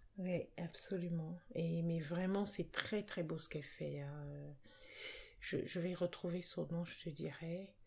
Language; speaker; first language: French; native; French